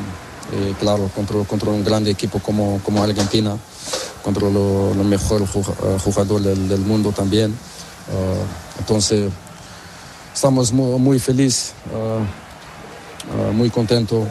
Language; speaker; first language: Spanish; non-native, learner; Portuguese